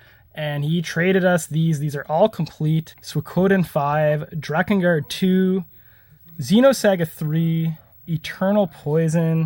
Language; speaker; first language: English; native; English